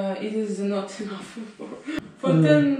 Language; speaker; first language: English; non-native, learner; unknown